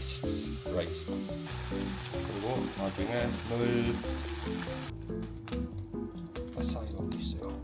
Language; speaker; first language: Korean; non-native, learner; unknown